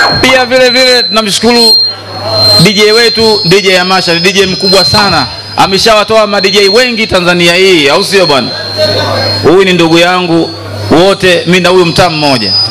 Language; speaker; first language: Swahili; native; Swahili